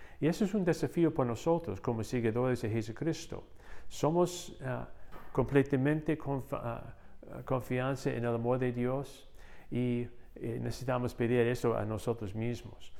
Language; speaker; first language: Spanish; non-native, fluent; English